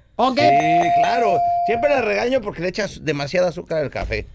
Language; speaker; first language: Spanish; native; Spanish